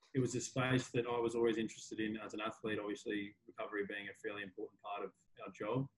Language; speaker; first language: English; native; English